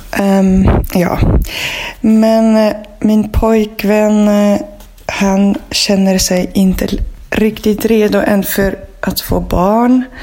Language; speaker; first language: Swedish; non-native, fluent; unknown